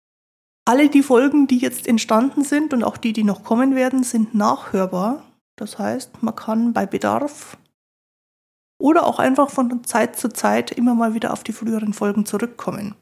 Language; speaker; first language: German; native; German